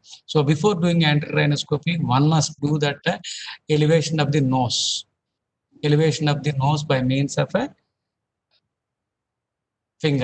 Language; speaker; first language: English; non-native, local second language; Telugu